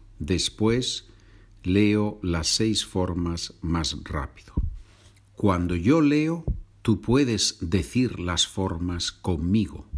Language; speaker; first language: Spanish; non-native, fluent; English